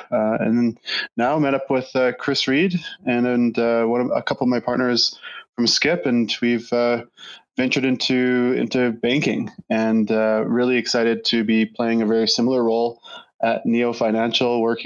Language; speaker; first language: English; native; English